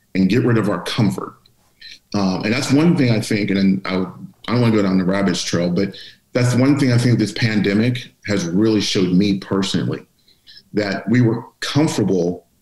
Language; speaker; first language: English; native; English